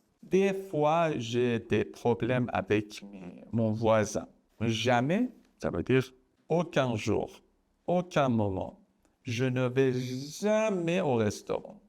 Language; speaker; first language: French; non-native, fluent; Persian